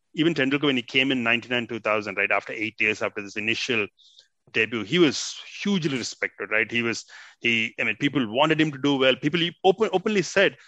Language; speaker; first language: English; non-native, local second language; Tamil